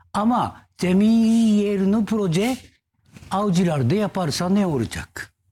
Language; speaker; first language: Turkish; non-native, fluent; Japanese